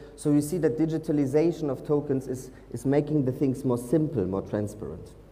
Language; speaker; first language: English; non-native, fluent; German